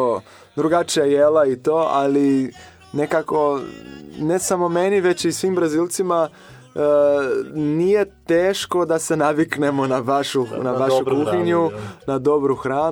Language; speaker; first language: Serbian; non-native, fluent; Portuguese